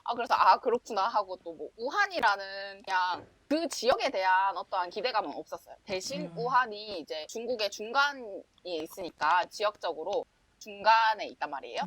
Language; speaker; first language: Korean; native; Korean